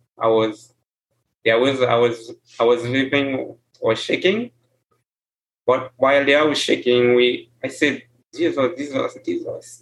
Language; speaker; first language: English; non-native, learner; Haitian Creole